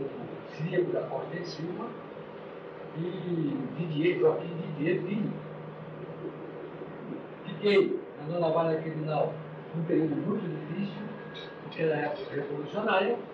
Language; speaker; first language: Portuguese; native; Portuguese